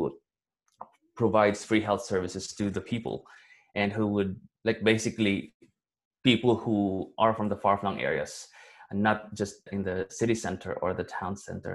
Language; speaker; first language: English; non-native, local second language; Cebuano